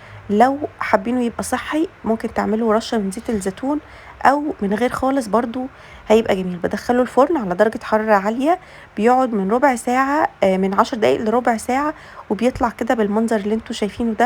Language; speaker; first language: Arabic; native; Arabic